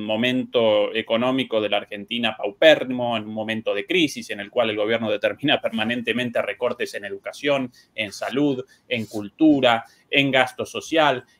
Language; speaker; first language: Spanish; native; Spanish